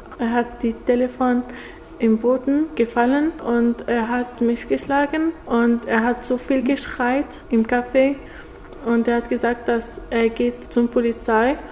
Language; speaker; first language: German; non-native, learner; Arabic